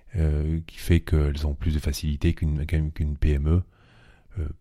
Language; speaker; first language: French; native; French